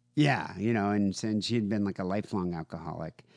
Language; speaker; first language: English; native; English